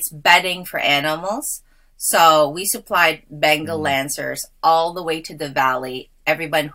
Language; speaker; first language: English; early bilingual, other home language; Filipino